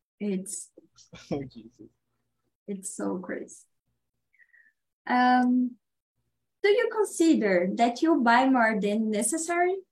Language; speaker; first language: English; non-native, learner; Portuguese